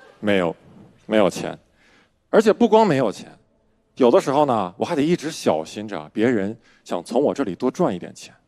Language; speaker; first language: Chinese; native; Chinese